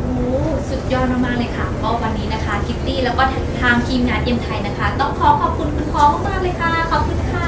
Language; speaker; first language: Thai; native; Thai